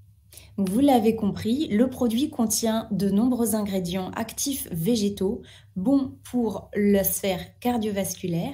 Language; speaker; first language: French; native; French